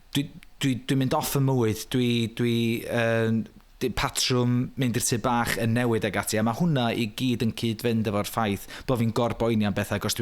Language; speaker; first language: Welsh; native; Welsh